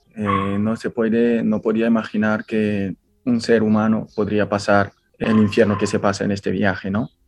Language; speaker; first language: Spanish; non-native, fluent; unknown